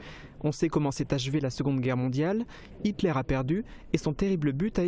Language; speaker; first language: French; native; French